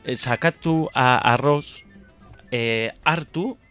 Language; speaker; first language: Basque; non-native, local second language; Spanish